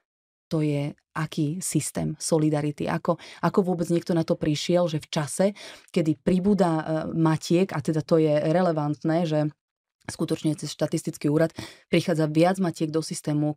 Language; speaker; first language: Slovak; native; Slovak